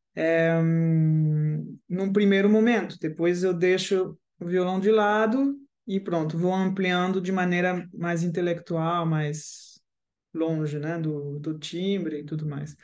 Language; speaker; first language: Portuguese; non-native, fluent; French